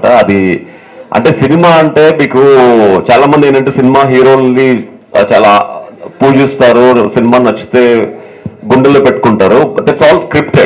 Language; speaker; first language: Telugu; native; Telugu